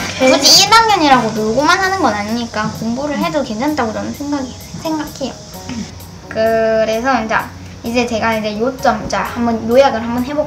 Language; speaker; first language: Korean; native; Korean